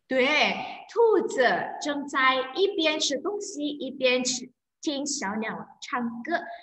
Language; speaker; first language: Chinese; non-native, fluent; Indonesian